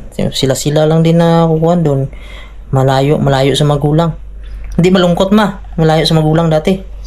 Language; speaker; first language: Filipino; non-native, local second language; Cebuano